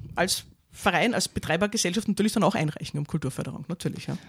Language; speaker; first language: German; native; German